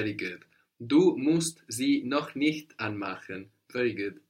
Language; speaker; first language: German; non-native, fluent; English